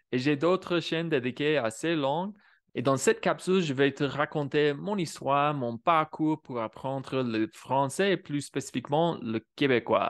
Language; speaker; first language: French; non-native, fluent; English